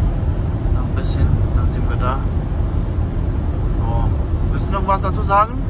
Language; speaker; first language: German; non-native, learner; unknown